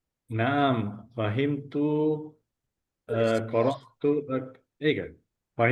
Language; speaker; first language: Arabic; non-native, learner; Malay